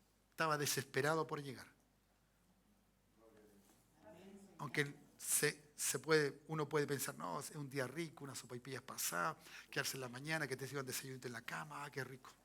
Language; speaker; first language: Spanish; native; Spanish